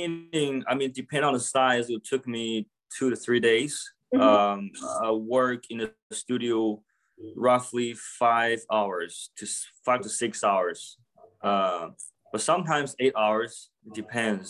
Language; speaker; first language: English; non-native, fluent; Chinese